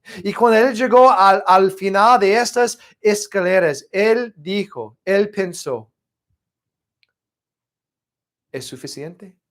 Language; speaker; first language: Spanish; non-native, fluent; English